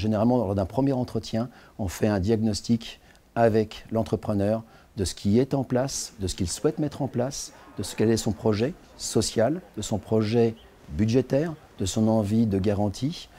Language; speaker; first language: French; native; French